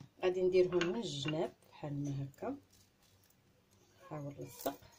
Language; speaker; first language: Arabic; native; Arabic